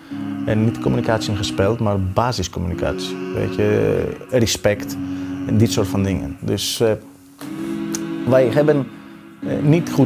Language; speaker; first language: Dutch; non-native, fluent; Greek